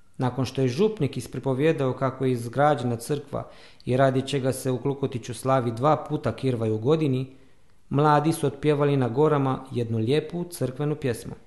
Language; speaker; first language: Bosnian; early bilingual, heritage; Croatian